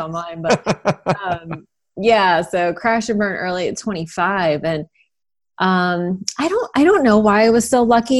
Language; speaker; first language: English; native; English